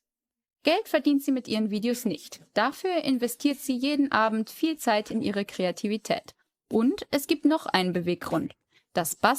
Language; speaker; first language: German; native; German